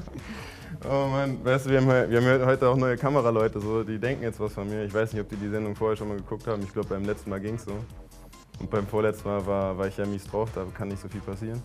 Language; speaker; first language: German; native; German